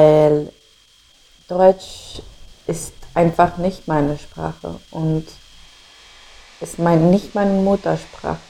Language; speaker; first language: German; non-native, fluent; English